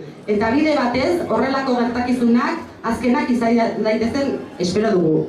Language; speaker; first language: Basque; native; Basque